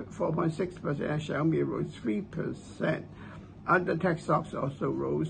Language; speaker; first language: English; non-native, local second language; Cantonese